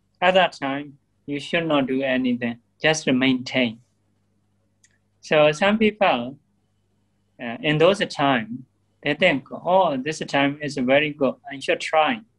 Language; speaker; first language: English; non-native, learner; Burmese